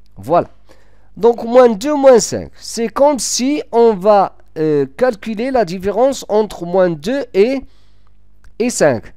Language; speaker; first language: French; non-native, local second language; Arabic